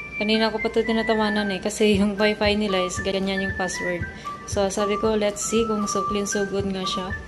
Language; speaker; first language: Filipino; non-native, local second language; Hiligaynon